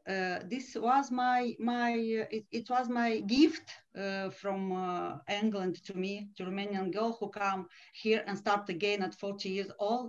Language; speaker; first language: English; non-native, learner; Romanian